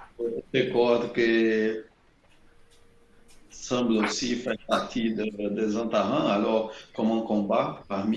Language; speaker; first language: French; non-native, learner; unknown